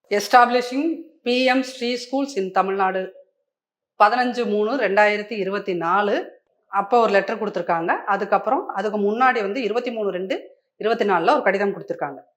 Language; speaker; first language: Tamil; native; Tamil